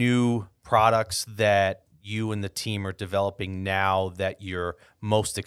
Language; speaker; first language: English; native; English